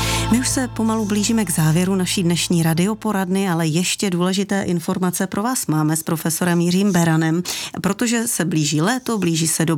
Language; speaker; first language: Czech; native; Czech